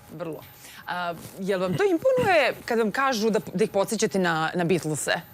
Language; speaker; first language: Serbian; native; Serbian